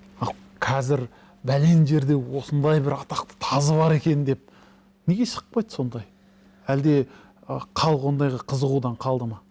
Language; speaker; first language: Kazakh; early bilingual, heritage; Kazakh